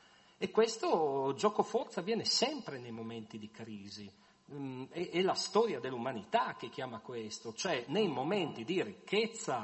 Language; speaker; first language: Italian; native; Italian